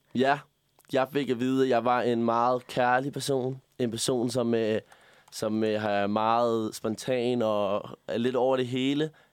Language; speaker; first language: Danish; native; Danish